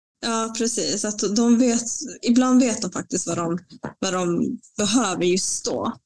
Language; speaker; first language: Swedish; non-native, fluent; Spanish